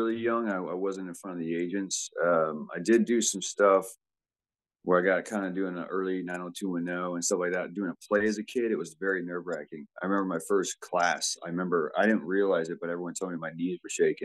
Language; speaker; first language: English; native; English